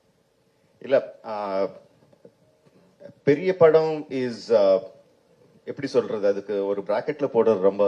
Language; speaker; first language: Tamil; non-native, fluent; Telugu